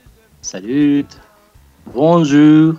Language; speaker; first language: French; non-native, fluent; Spanish